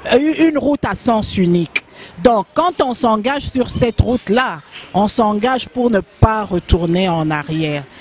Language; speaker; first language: French; non-native, local second language; Lingala